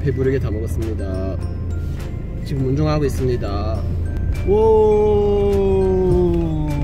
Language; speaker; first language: Korean; non-native, fluent; Bosnian